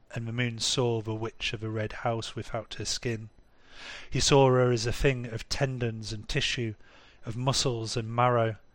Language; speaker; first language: English; native; English